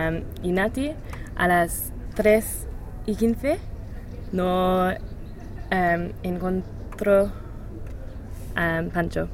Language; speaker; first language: Spanish; non-native, learner; English